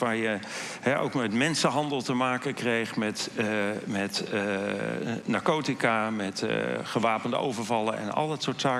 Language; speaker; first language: Dutch; native; Dutch